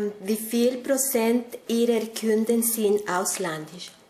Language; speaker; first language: German; non-native, learner; Spanish